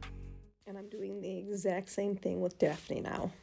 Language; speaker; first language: English; native; English